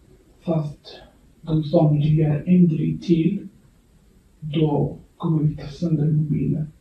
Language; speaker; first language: Swedish; early bilingual, other home language; Kurdish